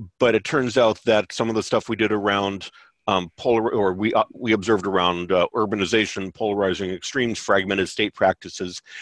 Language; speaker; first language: English; native; English